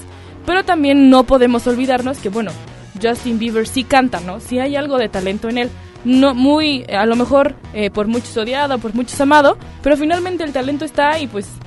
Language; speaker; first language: Spanish; native; Spanish